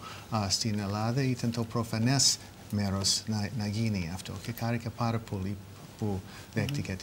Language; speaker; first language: Greek; non-native, fluent; English